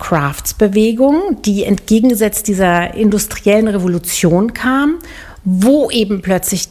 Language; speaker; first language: German; native; German